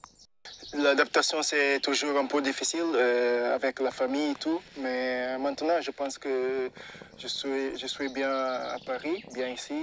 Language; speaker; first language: French; non-native, fluent; Portuguese